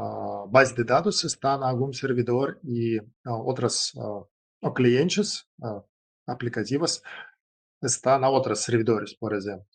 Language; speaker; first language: Portuguese; non-native, fluent; Russian